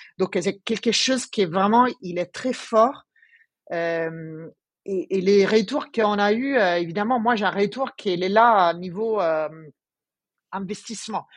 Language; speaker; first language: French; non-native, fluent; Italian